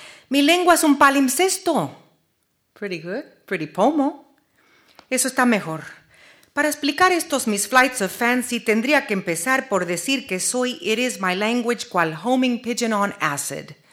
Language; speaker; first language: Spanish; native; Spanish